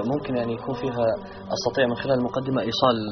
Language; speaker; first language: Arabic; native; Arabic